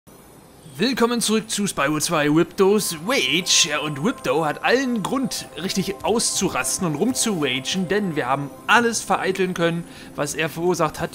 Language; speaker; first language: German; native; German